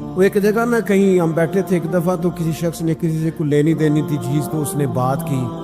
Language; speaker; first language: Urdu; non-native, local second language; Punjabi